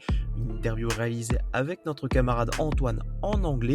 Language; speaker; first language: French; native; French